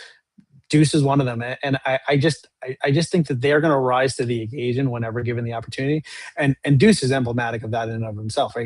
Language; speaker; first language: English; native; English